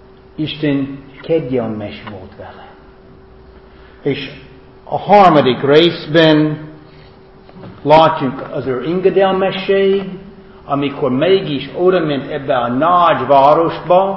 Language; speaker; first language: Hungarian; non-native, fluent; English